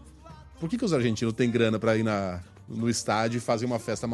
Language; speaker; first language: Portuguese; native; Portuguese